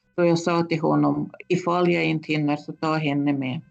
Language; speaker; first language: Swedish; non-native, fluent; Russian